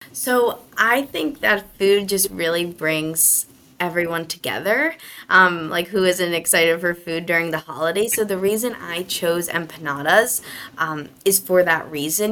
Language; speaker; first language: English; native; English